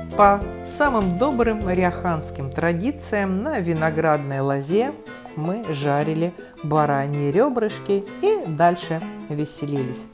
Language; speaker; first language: Russian; native; Russian